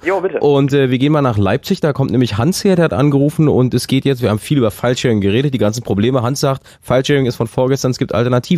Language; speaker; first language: German; native; German